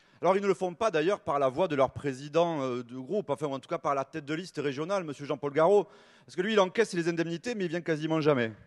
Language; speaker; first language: French; native; French